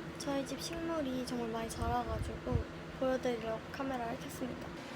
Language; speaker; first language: Korean; native; Korean